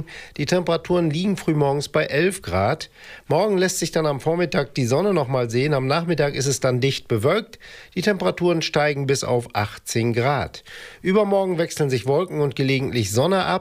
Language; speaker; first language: German; native; German